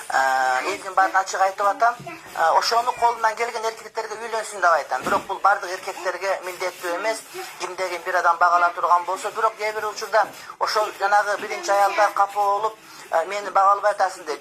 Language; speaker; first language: Kyrgyz; native; Kyrgyz